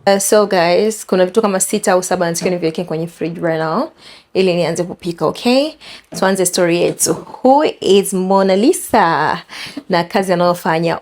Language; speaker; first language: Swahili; native; Swahili